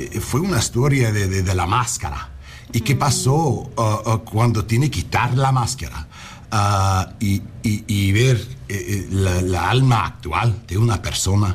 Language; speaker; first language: Spanish; non-native, learner; English